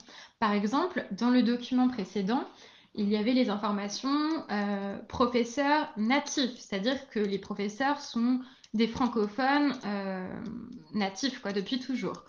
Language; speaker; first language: French; native; French